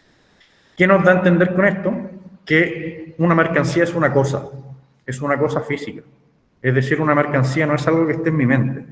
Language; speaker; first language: Spanish; native; Spanish